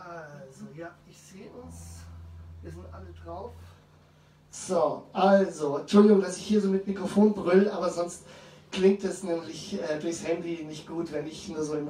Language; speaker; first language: German; native; German